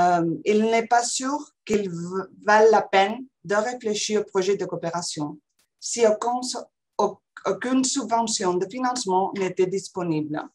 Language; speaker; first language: French; non-native, fluent; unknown